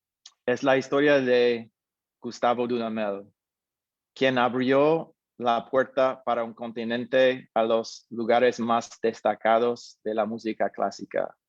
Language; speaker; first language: Spanish; non-native, fluent; English